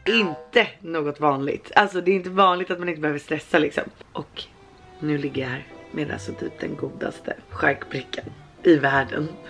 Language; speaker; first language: Swedish; native; Swedish